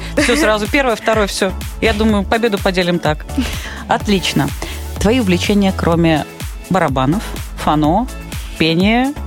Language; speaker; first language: Russian; native; Russian